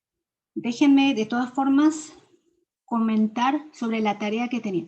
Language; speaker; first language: Spanish; native; Spanish